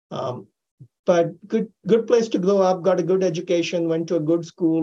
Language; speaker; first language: English; non-native, local second language; Hindi